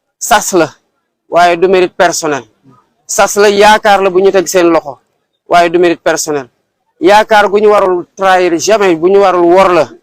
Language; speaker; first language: Wolof; non-native, local second language; Serer